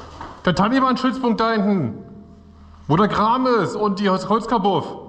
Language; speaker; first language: German; native; German